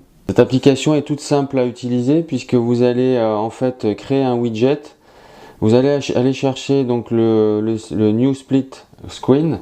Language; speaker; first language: French; native; French